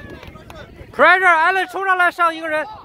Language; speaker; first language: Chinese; native; Chinese